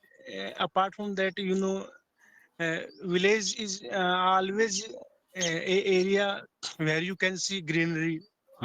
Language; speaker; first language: English; non-native, learner; Hindi